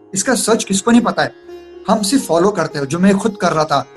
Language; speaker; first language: Hindi; non-native, local second language; Marathi